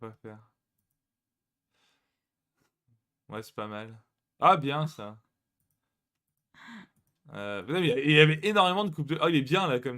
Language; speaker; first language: French; native; French